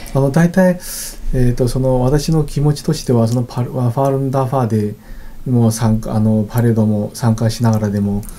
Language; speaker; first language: Japanese; non-native, fluent; Korean